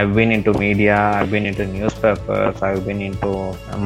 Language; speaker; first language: English; non-native, local second language; Tamil